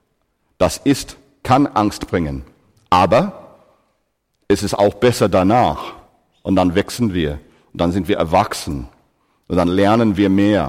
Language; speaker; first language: German; non-native, fluent; English